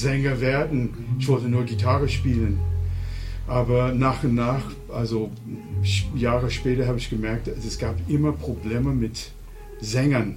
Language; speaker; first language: German; non-native, fluent; English